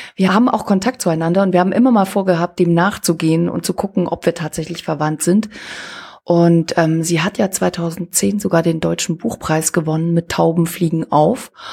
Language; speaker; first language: German; native; German